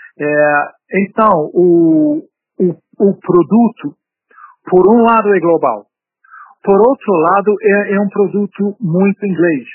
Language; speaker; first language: Portuguese; non-native, fluent; English